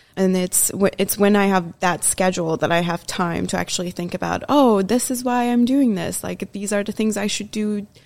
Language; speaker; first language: English; early bilingual, other home language; Persian